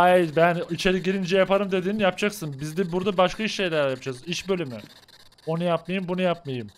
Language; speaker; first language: Turkish; native; Turkish